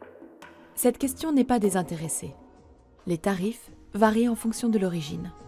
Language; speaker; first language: French; native; French